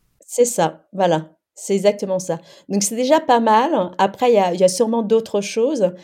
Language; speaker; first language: French; early bilingual, other home language; Khmer